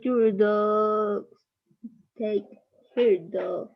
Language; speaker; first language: English; non-native, learner; Spanish